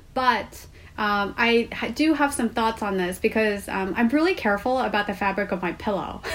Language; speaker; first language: English; non-native, fluent; Korean